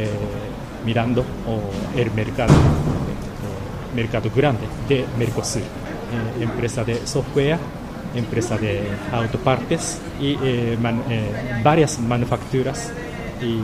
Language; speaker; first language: Spanish; non-native, learner; Japanese